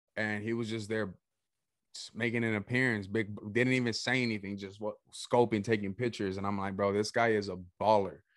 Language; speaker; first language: English; early bilingual, other home language; Spanish